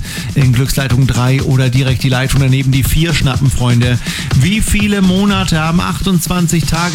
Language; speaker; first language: German; native; German